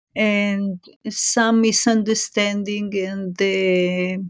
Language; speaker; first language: English; non-native, fluent; Hebrew